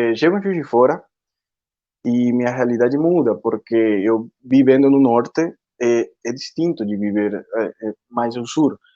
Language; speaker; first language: Portuguese; non-native, fluent; Spanish